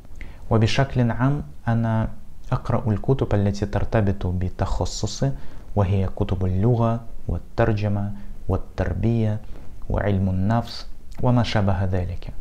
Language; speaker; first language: Arabic; non-native, fluent; Russian